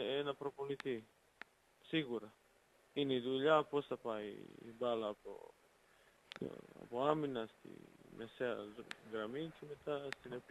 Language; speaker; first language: Greek; non-native, fluent; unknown